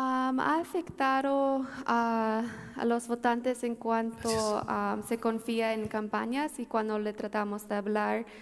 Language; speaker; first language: Spanish; early bilingual, heritage; Spanish